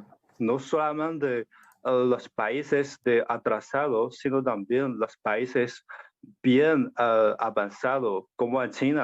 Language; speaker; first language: Spanish; non-native, learner; Chinese